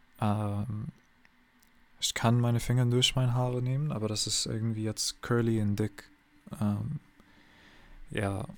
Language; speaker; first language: German; non-native, learner; English